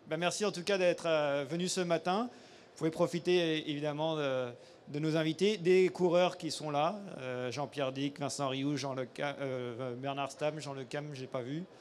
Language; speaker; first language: French; native; French